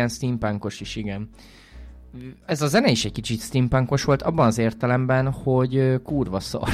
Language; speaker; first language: Hungarian; native; Hungarian